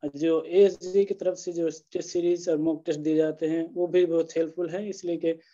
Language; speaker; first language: Hindi; non-native, local second language; Bangla